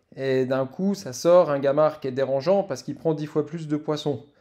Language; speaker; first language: French; native; French